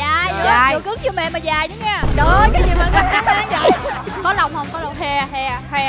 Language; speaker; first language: Vietnamese; native; Vietnamese